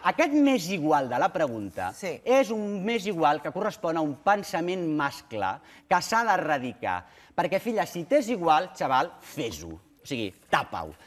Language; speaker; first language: Catalan; native; Catalan